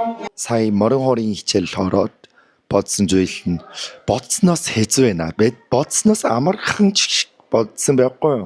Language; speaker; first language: Mongolian; non-native, fluent; Korean